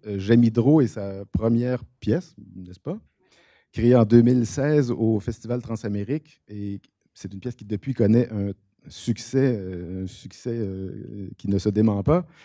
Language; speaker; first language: French; native; French